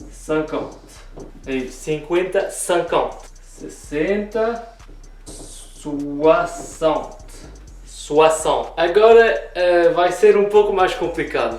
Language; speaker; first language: Portuguese; early bilingual, heritage; Portuguese